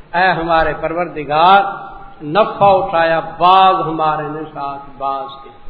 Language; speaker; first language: Urdu; non-native, local second language; Punjabi